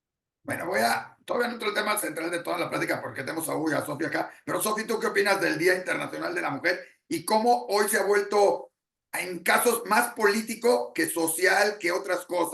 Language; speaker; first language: Spanish; native; Spanish